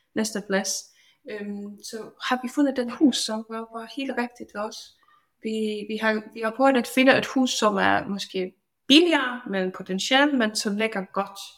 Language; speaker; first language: Danish; non-native, fluent; Polish